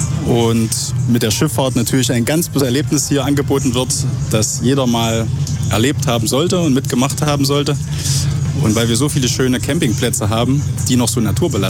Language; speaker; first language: German; native; German